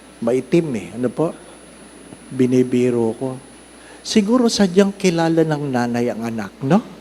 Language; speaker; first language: Filipino; non-native, local second language; Cebuano